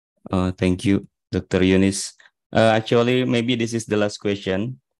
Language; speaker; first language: English; non-native, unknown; Indonesian